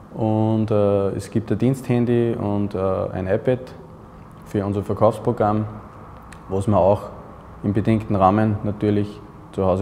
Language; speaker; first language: German; native; German